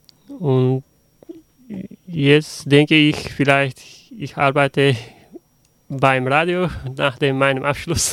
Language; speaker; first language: German; non-native, learner; Uzbek